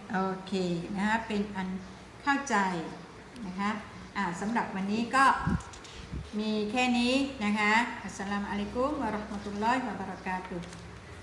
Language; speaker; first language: Thai; non-native, local second language; Pattani Malay